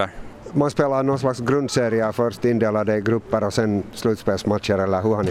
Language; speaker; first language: Swedish; native; Swedish